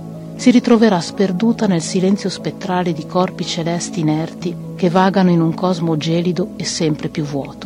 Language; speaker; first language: Italian; native; Italian